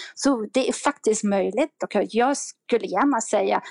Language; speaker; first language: Swedish; non-native, fluent; German